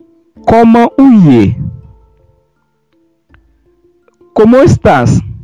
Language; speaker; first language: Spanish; non-native, fluent; Haitian Creole